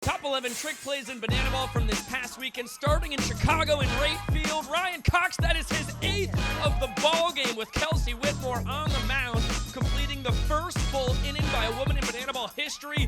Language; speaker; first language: English; native; English